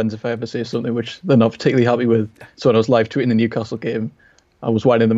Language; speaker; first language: English; native; English